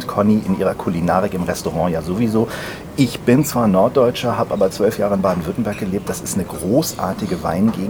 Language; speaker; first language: German; native; German